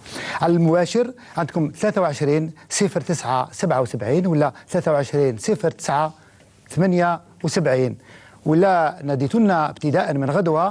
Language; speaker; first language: Arabic; native; Arabic